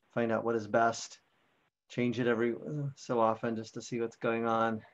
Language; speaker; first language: English; native; English